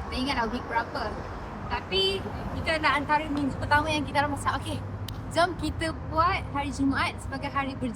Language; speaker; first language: Malay; native; Malay